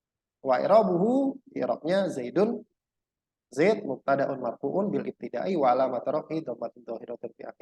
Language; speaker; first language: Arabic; non-native, fluent; Indonesian